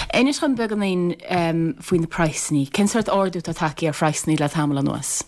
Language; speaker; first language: Irish; native; Irish